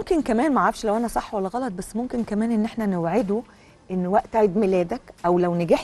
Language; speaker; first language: Arabic; native; Arabic